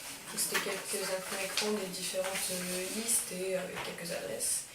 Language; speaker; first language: French; native; French